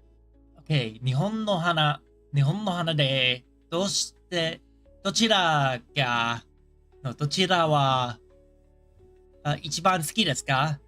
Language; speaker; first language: Japanese; non-native, learner; English